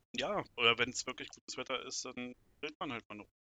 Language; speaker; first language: German; native; German